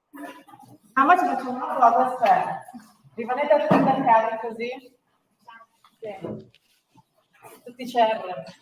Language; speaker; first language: Italian; native; Italian